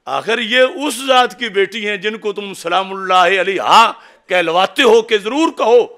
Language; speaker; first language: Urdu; non-native, local second language; Punjabi